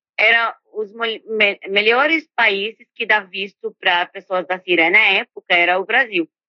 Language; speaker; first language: Portuguese; non-native, fluent; Arabic